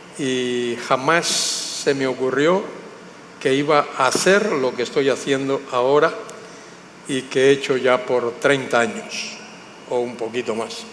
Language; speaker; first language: Spanish; native; Spanish